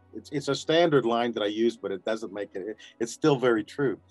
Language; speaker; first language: English; native; English